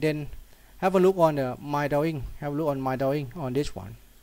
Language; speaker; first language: English; non-native, learner; Thai